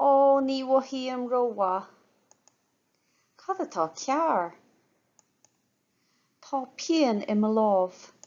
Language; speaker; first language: Irish; non-native, local second language; English